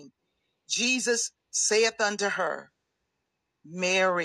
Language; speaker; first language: English; native; English